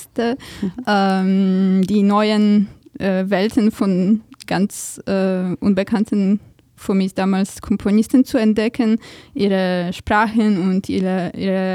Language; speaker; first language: German; non-native, fluent; Polish